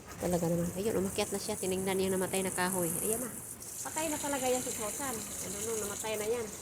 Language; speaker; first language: Filipino; non-native, local second language; Cebuano